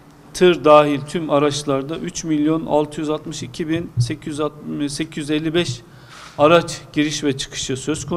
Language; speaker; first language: Turkish; native; Turkish